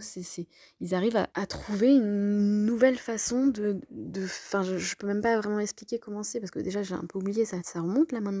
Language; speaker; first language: French; native; French